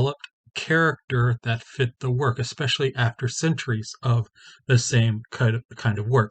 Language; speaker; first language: English; native; English